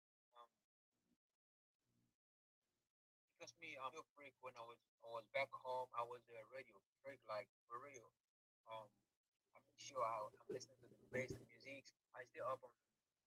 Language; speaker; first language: English; non-native, local second language; Igbo